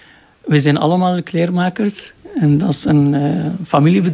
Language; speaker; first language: Dutch; non-native, learner; Arabic